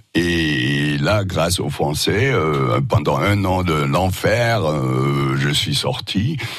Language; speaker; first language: French; non-native, fluent; German